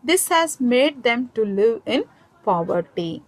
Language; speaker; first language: English; non-native, local second language; Kannada